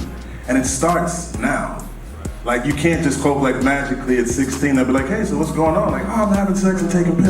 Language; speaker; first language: English; native; English